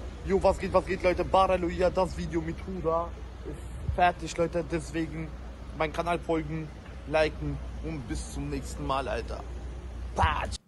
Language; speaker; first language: German; early bilingual, other home language; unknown